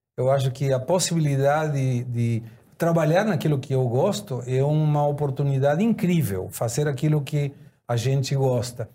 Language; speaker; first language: Portuguese; non-native, fluent; Spanish